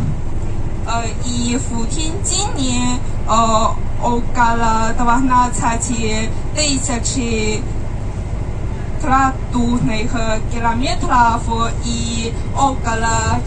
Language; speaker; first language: Russian; non-native, learner; Chinese